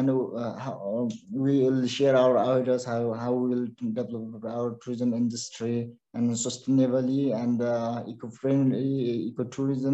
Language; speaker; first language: English; non-native, learner; Sherpa